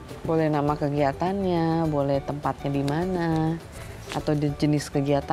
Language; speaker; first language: Indonesian; native; Indonesian